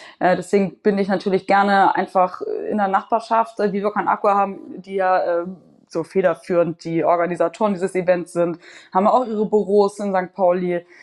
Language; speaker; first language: German; native; German